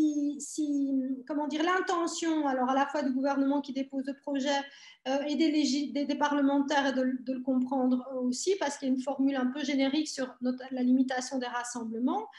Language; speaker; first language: French; native; French